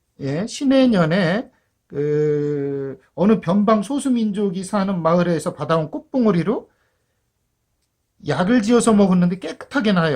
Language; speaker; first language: Korean; native; Korean